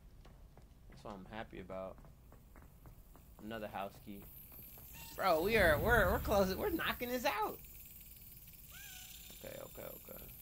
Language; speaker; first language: English; native; English